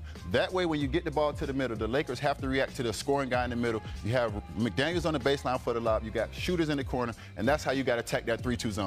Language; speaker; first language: English; native; English